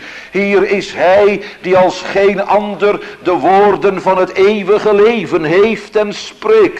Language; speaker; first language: Dutch; native; Dutch